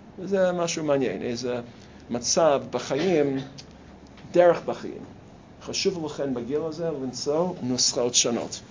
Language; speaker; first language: Hebrew; non-native, fluent; English